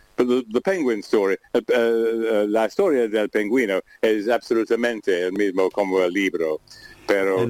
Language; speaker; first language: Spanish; non-native, learner; English